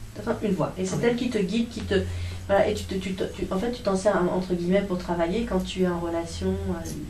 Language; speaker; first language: French; native; French